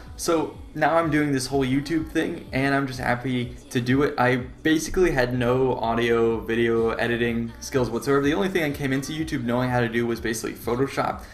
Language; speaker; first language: English; native; English